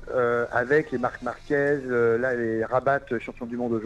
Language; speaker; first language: French; native; French